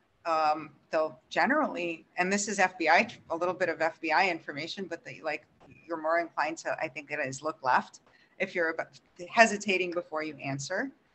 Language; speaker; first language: English; early bilingual, other home language; Russian